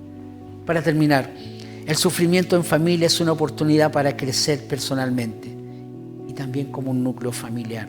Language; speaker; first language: Spanish; native; Spanish